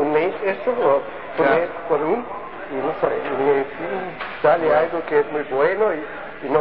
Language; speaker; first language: Spanish; non-native, learner; German